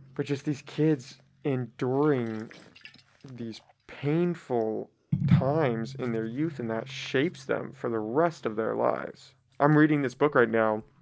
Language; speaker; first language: English; early bilingual, other home language; Spanish